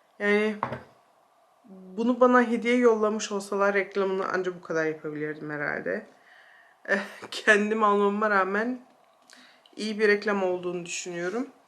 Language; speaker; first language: Turkish; early bilingual, heritage; Turkish